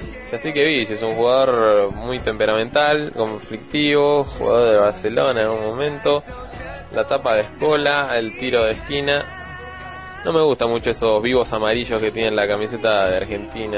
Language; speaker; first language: Spanish; native; Spanish